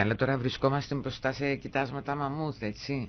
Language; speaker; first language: Greek; native; Greek